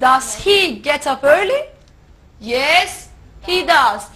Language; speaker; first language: English; non-native, fluent; Turkish